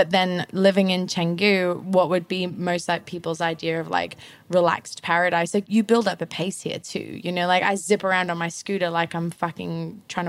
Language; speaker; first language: English; native; English